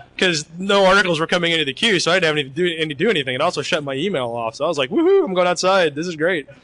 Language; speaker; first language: English; native; English